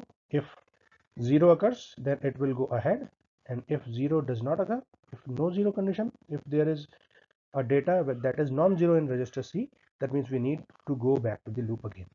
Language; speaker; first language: English; non-native, local second language; Hindi